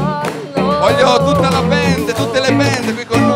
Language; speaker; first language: Italian; native; Italian